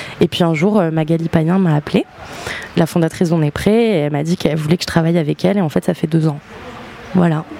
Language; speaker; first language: French; native; French